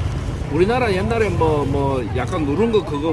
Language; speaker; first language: Korean; native; Korean